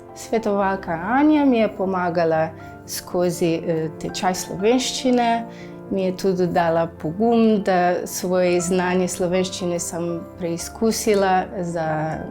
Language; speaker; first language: Slovenian; non-native, learner; Portuguese